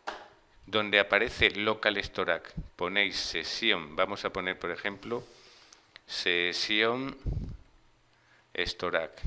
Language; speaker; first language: Spanish; native; Spanish